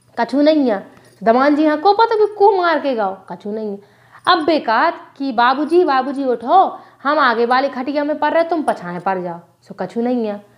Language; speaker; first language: Hindi; native; Hindi